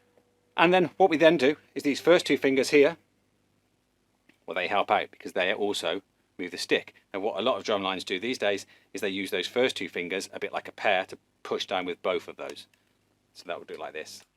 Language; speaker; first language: English; native; English